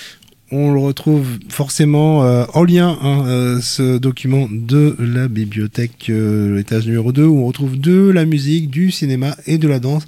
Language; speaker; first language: French; native; French